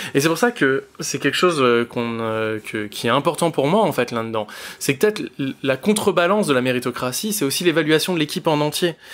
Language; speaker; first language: French; native; French